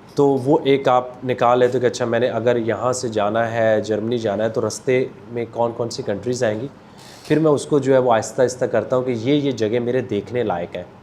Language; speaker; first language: Urdu; non-native, local second language; Punjabi